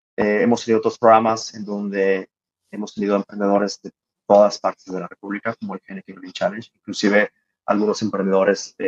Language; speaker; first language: Spanish; native; Spanish